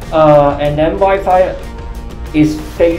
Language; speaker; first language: English; non-native, learner; Cantonese